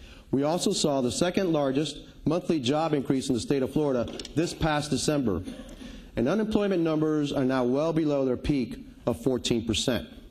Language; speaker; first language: English; early bilingual, other home language; Spanish